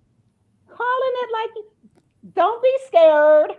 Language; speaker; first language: English; native; English